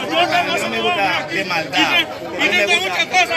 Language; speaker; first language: Spanish; non-native, learner; Haitian Creole